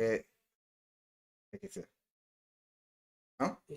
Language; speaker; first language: Spanish; native; Spanish